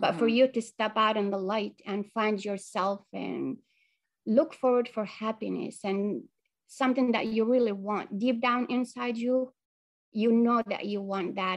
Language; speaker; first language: English; non-native, fluent; Arabic